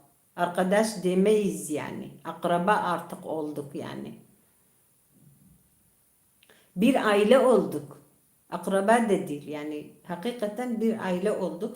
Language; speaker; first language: Turkish; non-native, local second language; Kurdish